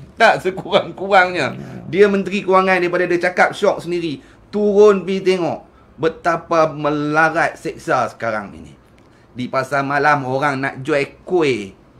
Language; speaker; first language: Malay; native; Malay